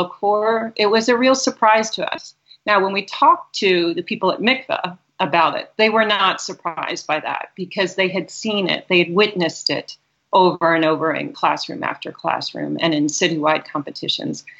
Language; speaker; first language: English; native; English